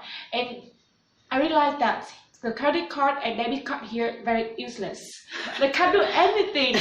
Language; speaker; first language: English; non-native, learner; Vietnamese